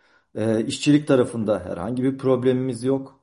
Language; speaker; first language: Turkish; native; Turkish